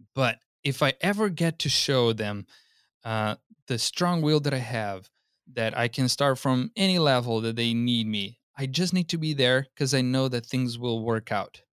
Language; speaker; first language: English; non-native, fluent; Portuguese